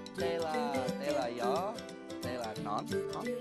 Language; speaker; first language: Vietnamese; non-native, learner; English